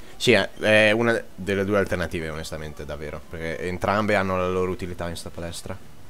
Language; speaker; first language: Italian; native; Italian